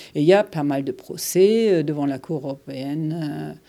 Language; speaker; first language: French; non-native, fluent; German